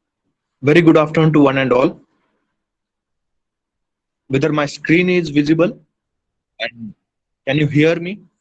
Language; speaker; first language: English; non-native, local second language; Hindi